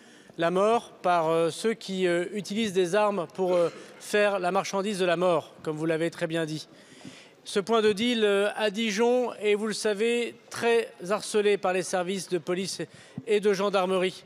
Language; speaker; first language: French; native; French